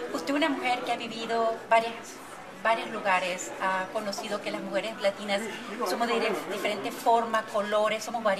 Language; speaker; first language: Spanish; native; Spanish